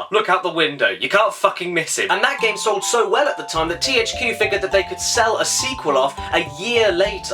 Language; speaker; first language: English; native; English